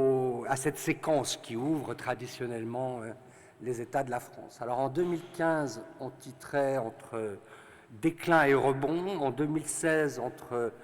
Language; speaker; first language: French; native; French